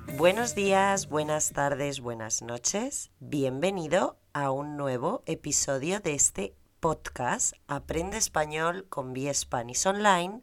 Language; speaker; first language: Spanish; native; Spanish